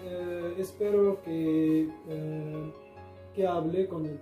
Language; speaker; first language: Spanish; non-native, learner; Arabic